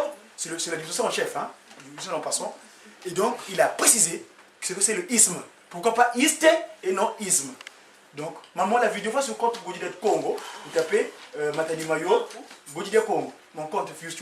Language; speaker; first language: French; non-native, local second language; Kongo